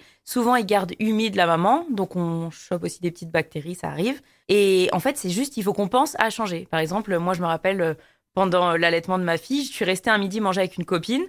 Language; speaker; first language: French; native; French